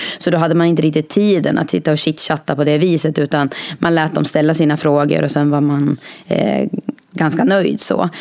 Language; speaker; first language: Swedish; native; Swedish